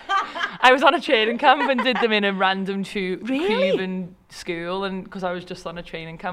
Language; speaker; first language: English; native; English